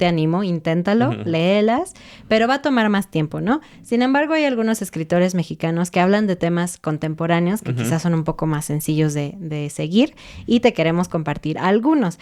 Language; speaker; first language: Spanish; native; Spanish